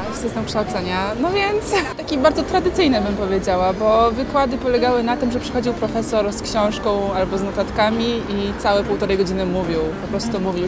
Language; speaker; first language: Polish; native; Polish